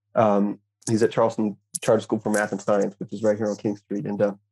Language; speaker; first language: English; native; English